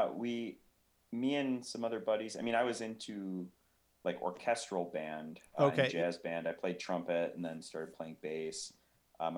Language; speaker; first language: English; native; English